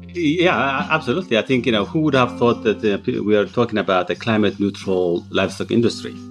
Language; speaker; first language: English; non-native, fluent; Tigrinya